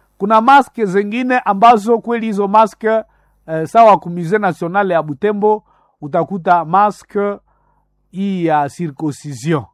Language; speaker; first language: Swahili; non-native, local second language; Nande